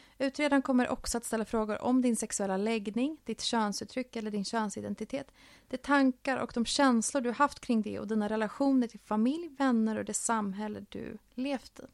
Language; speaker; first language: Swedish; early bilingual, other home language; Finnish